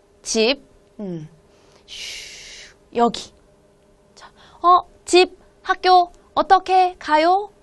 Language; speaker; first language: Korean; non-native, fluent; Hmong